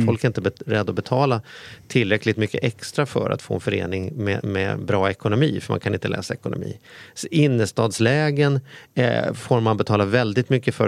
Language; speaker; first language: Swedish; native; Swedish